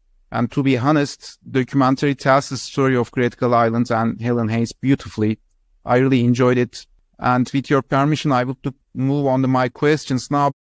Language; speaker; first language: English; non-native, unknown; Turkish